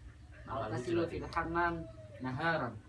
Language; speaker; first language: Arabic; non-native, learner; Indonesian